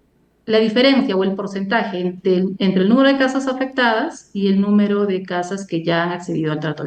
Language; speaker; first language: Spanish; native; Spanish